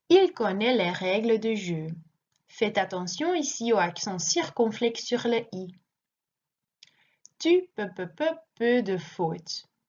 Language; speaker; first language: French; non-native, learner; Dutch